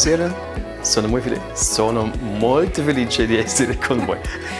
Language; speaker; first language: Italian; non-native, learner; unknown